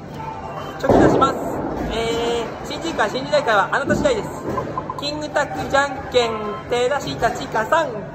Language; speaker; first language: Japanese; native; Japanese